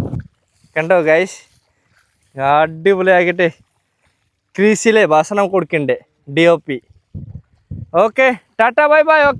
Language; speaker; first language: Malayalam; non-native, learner; Bangla